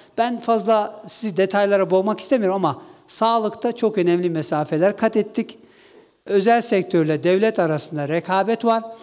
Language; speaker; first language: Turkish; non-native, local second language; Kurdish